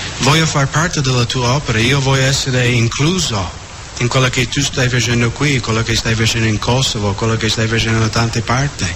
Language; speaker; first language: Italian; non-native, fluent; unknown